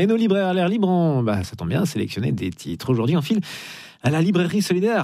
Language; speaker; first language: French; native; French